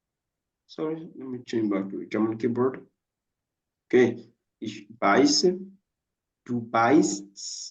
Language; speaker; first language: German; non-native, fluent; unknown